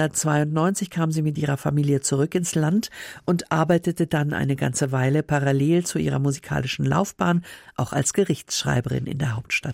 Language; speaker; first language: German; native; German